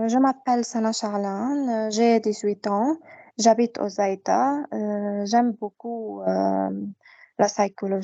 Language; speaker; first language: French; non-native, learner; Arabic